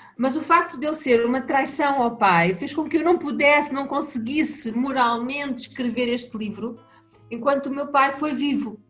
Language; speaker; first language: Portuguese; native; Portuguese